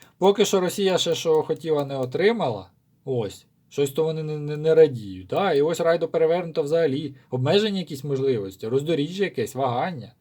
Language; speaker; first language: Ukrainian; non-native, local second language; Russian